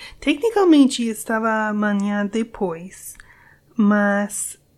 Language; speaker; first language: Portuguese; non-native, learner; English